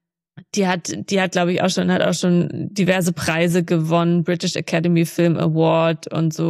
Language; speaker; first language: German; native; German